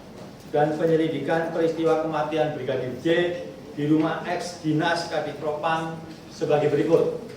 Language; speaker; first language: Indonesian; native; Indonesian